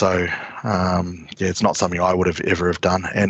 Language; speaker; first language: English; native; English